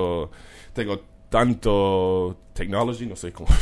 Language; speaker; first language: Spanish; non-native, learner; English